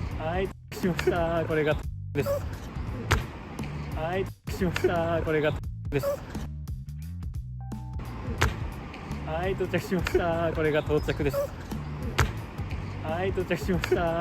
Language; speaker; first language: Japanese; native; Japanese